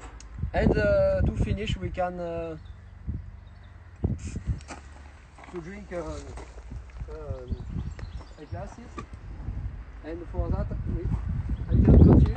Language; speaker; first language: English; non-native, learner; French